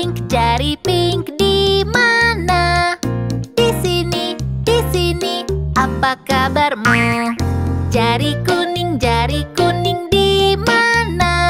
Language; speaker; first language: Indonesian; non-native, fluent; Arabic